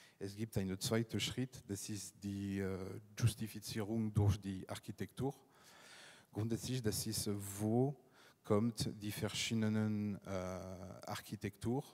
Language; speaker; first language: German; non-native, fluent; French